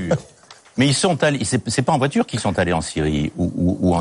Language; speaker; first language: French; native; French